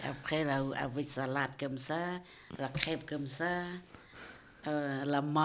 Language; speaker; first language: French; non-native, learner; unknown